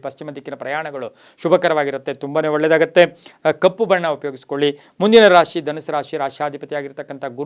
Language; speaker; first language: Kannada; native; Kannada